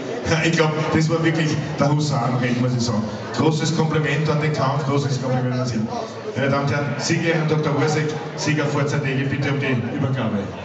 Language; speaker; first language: German; native; German